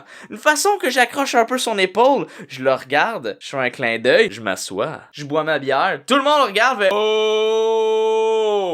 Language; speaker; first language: French; native; French